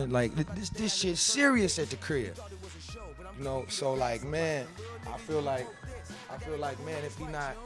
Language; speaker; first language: English; native; English